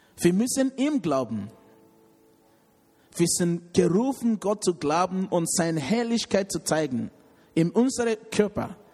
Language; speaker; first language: German; non-native, learner; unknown